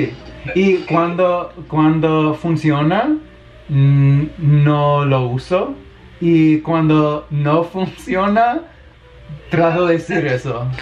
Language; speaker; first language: Spanish; non-native, learner; English